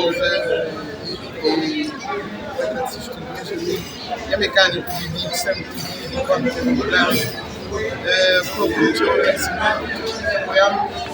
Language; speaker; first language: Portuguese; non-native, local second language; Kabuverdianu